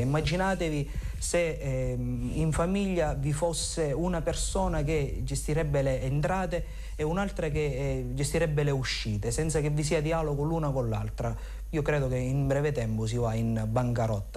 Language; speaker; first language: Italian; native; Italian